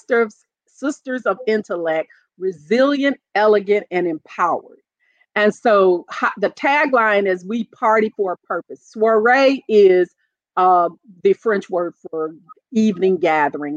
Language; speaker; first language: English; native; English